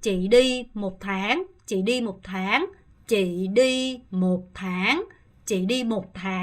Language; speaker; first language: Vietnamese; non-native, fluent; Korean